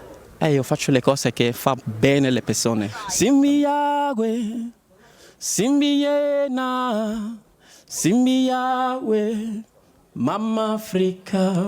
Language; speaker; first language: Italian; non-native, learner; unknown